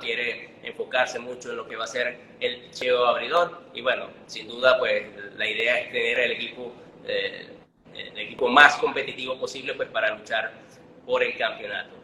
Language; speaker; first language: Spanish; native; Spanish